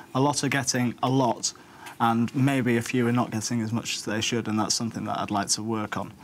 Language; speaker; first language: English; native; English